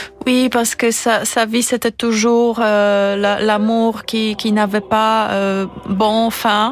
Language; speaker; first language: French; non-native, fluent; Polish